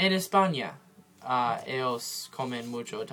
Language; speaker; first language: Spanish; non-native, learner; English